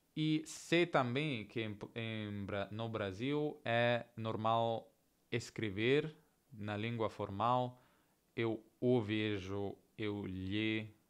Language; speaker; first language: Portuguese; non-native, fluent; Italian